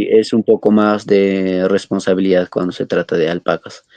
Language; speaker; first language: Spanish; non-native, local second language; Quechua